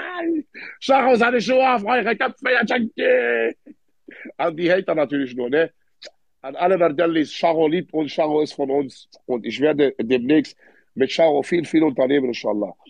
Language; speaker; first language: German; early bilingual, other home language; Arabic